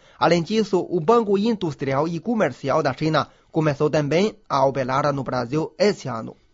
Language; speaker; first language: Portuguese; non-native, fluent; Chinese